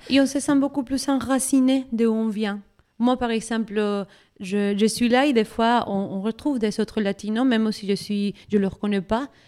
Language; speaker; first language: French; non-native, fluent; Spanish